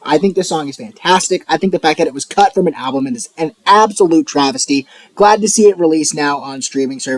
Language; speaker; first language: English; native; English